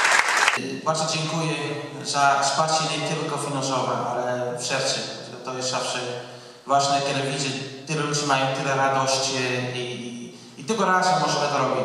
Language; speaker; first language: Polish; non-native, learner; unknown